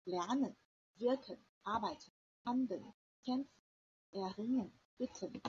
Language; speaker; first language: German; non-native, fluent; Chinese